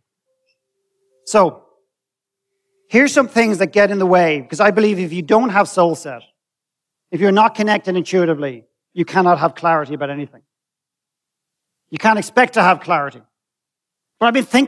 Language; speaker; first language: English; native; English